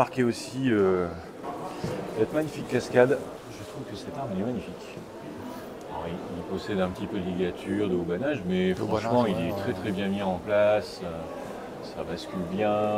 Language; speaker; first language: French; native; French